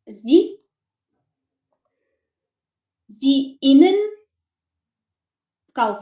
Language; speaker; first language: German; non-native, learner; Macedonian